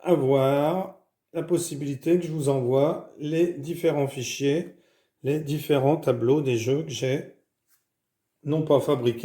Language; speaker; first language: French; native; French